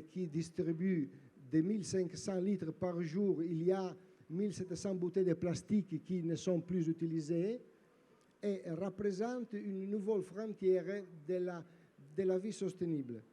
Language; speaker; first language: French; non-native, learner; Italian